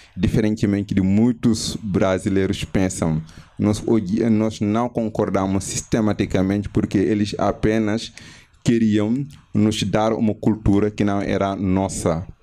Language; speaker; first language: Portuguese; non-native, fluent; Wolof